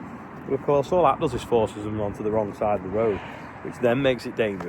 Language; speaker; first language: English; native; English